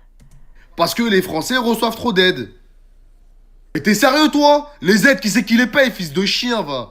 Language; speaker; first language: French; native; French